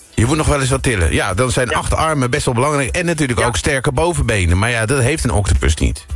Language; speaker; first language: Dutch; native; Dutch